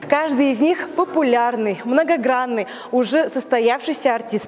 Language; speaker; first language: Russian; native; Russian